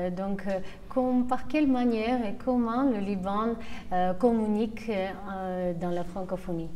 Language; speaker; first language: French; non-native, fluent; Armenian